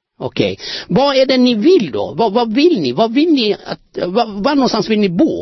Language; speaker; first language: Swedish; non-native, fluent; Amharic